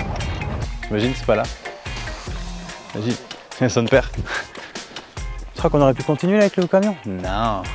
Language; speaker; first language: French; native; French